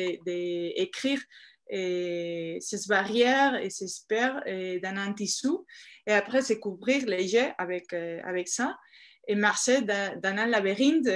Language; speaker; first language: French; non-native, fluent; Spanish